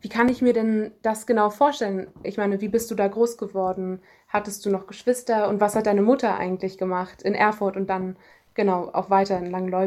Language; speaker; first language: German; native; German